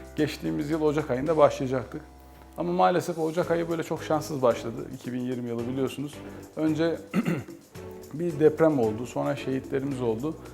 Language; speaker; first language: Turkish; native; Turkish